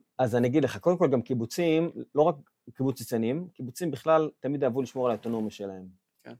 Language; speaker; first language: Hebrew; native; Hebrew